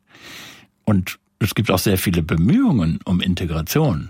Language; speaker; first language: German; native; German